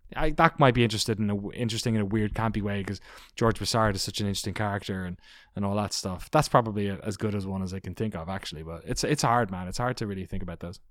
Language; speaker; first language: English; native; English